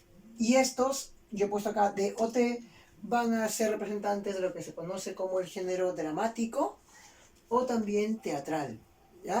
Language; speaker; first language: Spanish; native; Spanish